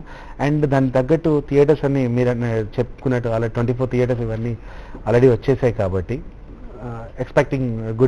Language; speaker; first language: Telugu; native; Telugu